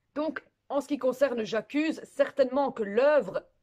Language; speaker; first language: French; native; French